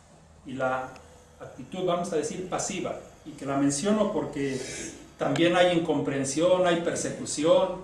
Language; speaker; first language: Spanish; native; Spanish